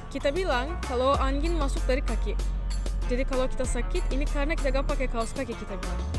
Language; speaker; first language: Indonesian; non-native, fluent; Turkish